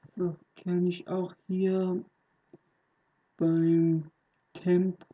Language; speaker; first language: German; non-native, learner; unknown